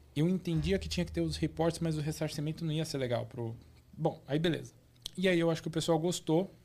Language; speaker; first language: Portuguese; native; Portuguese